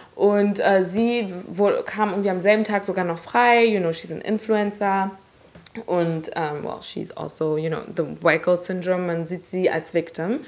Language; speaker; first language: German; early bilingual, other home language; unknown